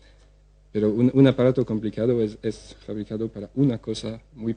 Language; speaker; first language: Spanish; non-native, fluent; French